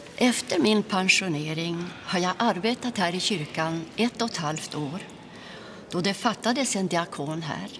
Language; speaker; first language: Swedish; native; Swedish